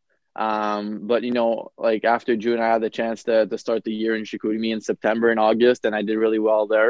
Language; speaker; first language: English; native; English